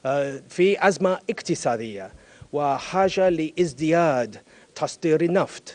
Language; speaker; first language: Arabic; non-native, learner; English